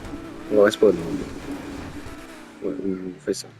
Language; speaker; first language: French; native; French